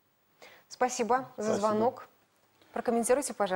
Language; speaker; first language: Russian; native; Russian